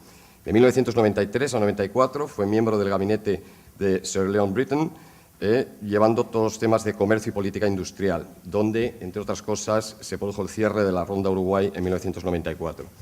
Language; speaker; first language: Spanish; native; Spanish